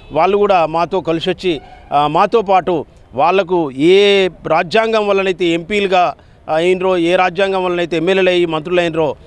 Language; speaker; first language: Telugu; native; Telugu